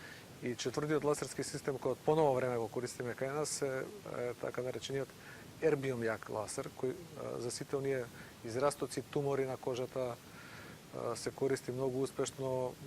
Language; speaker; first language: Macedonian; native; Macedonian